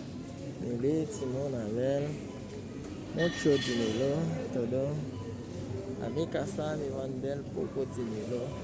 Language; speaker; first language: Spanish; non-native, learner; Haitian Creole